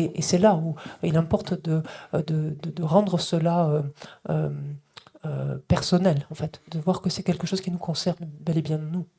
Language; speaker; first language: French; native; French